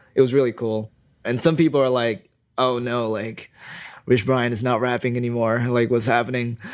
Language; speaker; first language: English; non-native, fluent; Indonesian